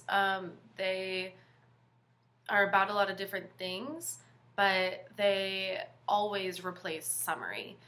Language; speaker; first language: English; native; English